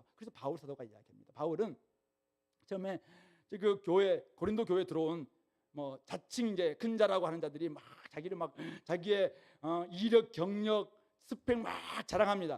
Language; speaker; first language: Korean; native; Korean